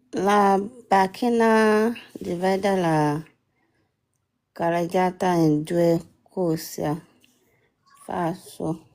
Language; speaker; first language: Italian; non-native, learner; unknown